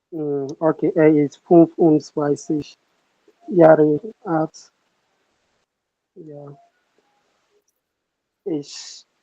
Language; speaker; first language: German; non-native, learner; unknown